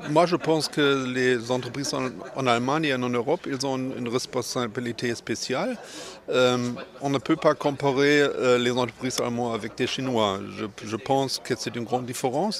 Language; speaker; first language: French; non-native, fluent; German